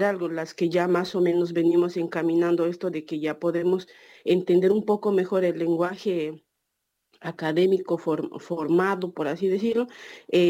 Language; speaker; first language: Spanish; native; Spanish